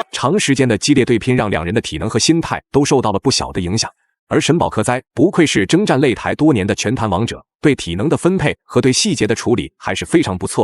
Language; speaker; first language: Chinese; native; Chinese